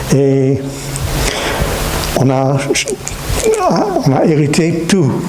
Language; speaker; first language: French; non-native, fluent; English